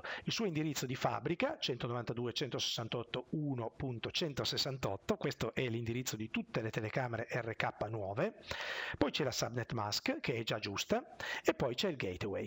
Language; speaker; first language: Italian; native; Italian